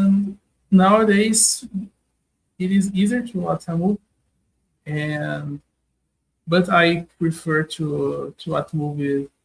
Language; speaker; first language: English; non-native, learner; Portuguese